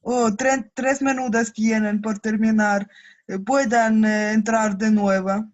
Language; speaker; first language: Spanish; non-native, learner; Russian